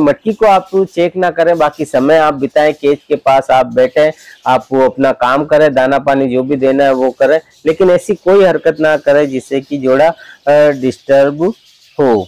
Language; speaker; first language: Hindi; native; Hindi